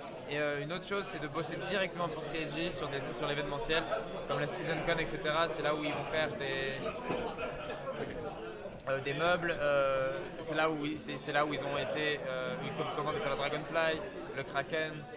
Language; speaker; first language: French; native; French